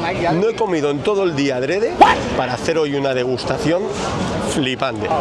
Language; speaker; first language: Spanish; native; Spanish